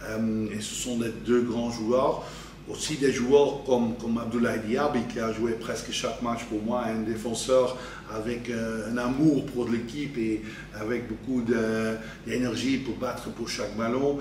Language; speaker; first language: French; non-native, fluent; Dutch